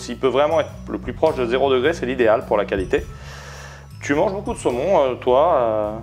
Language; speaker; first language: French; native; French